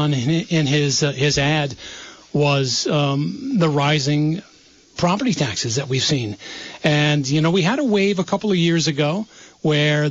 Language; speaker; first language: English; native; English